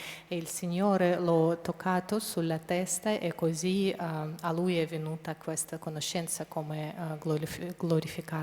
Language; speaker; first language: Italian; non-native, fluent; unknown